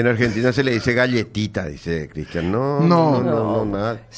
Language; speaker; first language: Spanish; native; Spanish